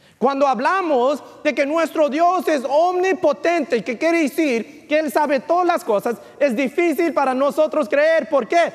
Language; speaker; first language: Spanish; early bilingual, heritage; Spanish